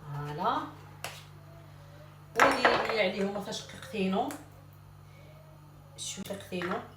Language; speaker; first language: Arabic; native; Arabic